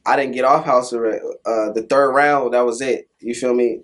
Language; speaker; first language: English; native; English